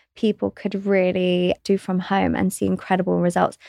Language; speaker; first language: English; native; English